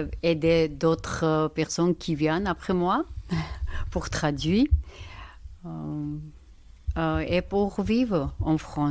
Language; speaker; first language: French; non-native, learner; Georgian